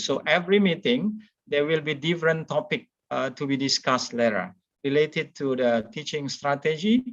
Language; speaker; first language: English; non-native, fluent; Indonesian